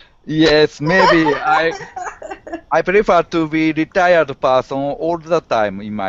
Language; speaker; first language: English; non-native, learner; Japanese